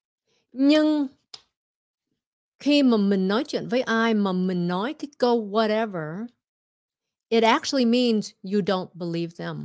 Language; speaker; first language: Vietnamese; early bilingual, heritage; Vietnamese